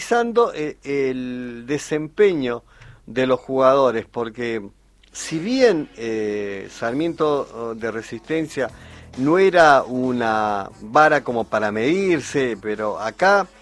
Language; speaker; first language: Spanish; native; Spanish